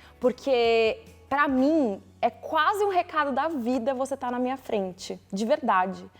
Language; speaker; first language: Portuguese; native; Portuguese